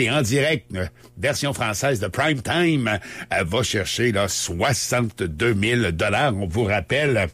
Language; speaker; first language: French; native; French